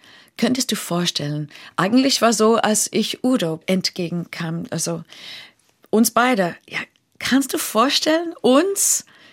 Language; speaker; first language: German; non-native, fluent; English